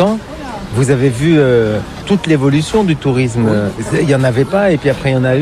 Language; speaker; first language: French; native; French